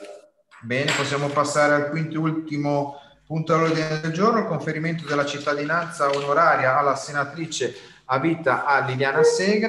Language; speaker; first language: Italian; native; Italian